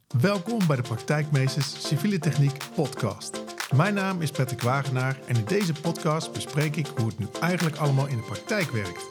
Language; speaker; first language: Dutch; native; Dutch